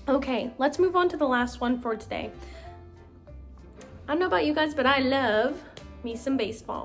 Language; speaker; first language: English; native; English